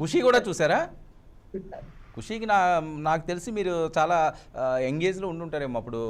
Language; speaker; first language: Telugu; native; Telugu